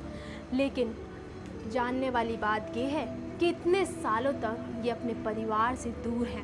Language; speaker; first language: Hindi; native; Hindi